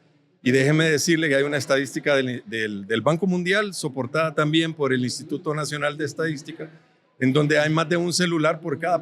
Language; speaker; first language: Spanish; native; Spanish